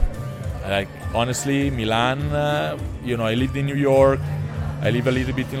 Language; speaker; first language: English; non-native, fluent; Italian